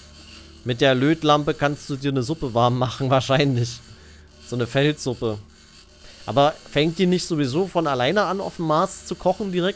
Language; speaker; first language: German; native; German